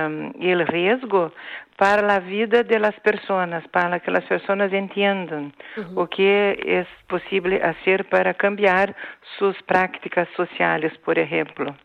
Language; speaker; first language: Spanish; non-native, fluent; Portuguese